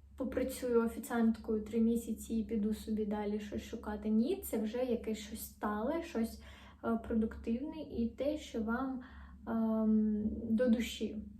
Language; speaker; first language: Ukrainian; non-native, local second language; Russian